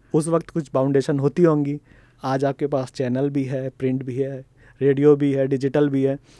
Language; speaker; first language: Hindi; native; Hindi